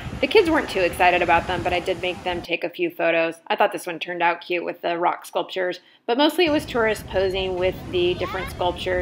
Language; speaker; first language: English; native; English